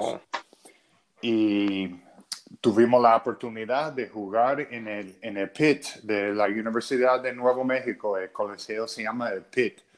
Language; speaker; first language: Spanish; non-native, fluent; English